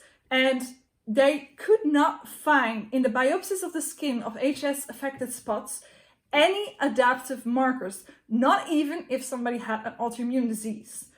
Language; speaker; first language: English; non-native, fluent; Dutch